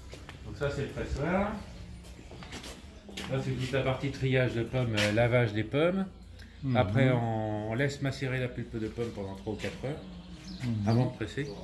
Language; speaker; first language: French; native; French